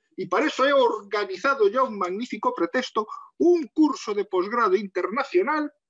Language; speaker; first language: Spanish; native; Spanish